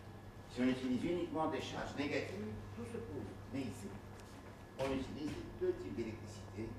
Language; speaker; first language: French; native; French